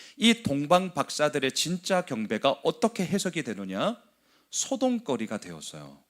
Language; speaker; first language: Korean; native; Korean